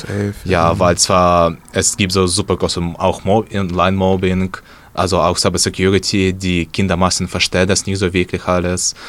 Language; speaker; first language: German; non-native, learner; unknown